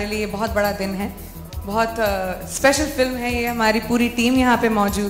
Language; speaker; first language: Hindi; native; Hindi